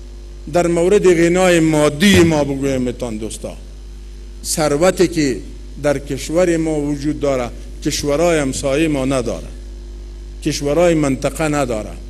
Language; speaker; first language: Persian; non-native, local second language; Pashto